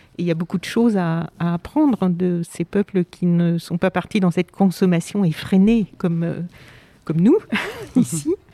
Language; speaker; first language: French; native; French